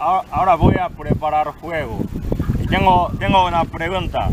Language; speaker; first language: Spanish; non-native, learner; Japanese